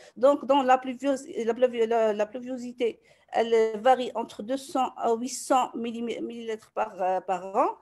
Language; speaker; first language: French; non-native, local second language; Arabic